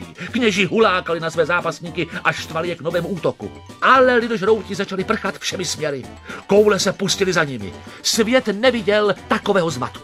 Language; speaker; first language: Czech; native; Czech